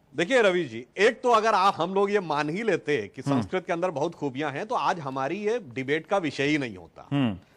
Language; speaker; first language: Hindi; native; Hindi